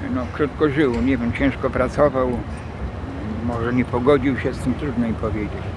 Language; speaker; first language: Polish; native; Polish